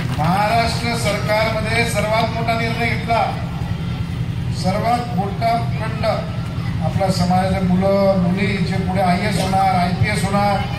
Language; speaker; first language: Marathi; non-native, local second language; Lambadi